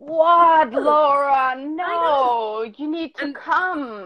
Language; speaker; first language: English; non-native, fluent; Danish